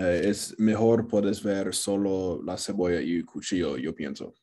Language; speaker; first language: Spanish; non-native, learner; English